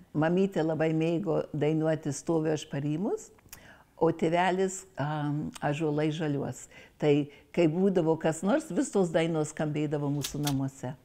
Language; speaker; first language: Lithuanian; early bilingual, heritage; Lithuanian